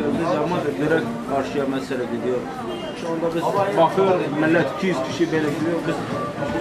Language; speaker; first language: Turkish; non-native, local second language; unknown